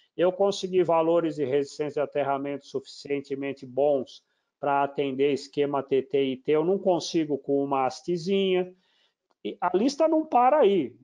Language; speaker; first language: Portuguese; native; Portuguese